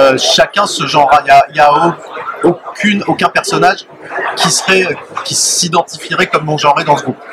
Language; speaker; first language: French; native; French